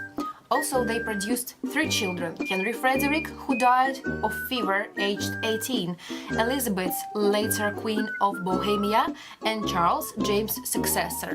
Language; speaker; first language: English; non-native, learner; Russian